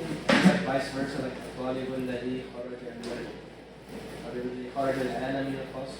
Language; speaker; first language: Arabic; non-native, learner; English